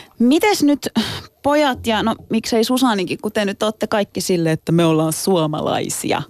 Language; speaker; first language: Finnish; early bilingual, other home language; Turkish